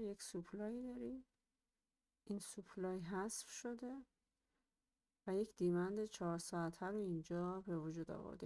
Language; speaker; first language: Persian; native; Persian